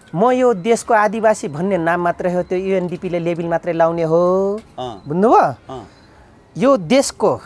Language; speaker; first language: Nepali; non-native, local second language; Dangaura Tharu